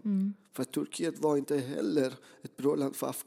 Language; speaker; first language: Swedish; non-native, fluent; Persian